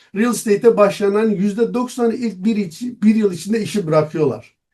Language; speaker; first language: Turkish; non-native, local second language; Zaza